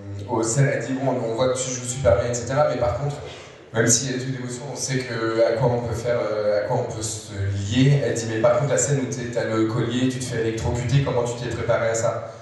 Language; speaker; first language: French; native; French